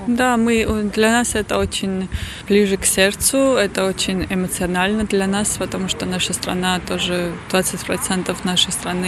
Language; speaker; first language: Russian; non-native, fluent; Georgian